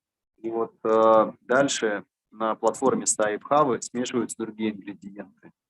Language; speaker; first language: Russian; native; Russian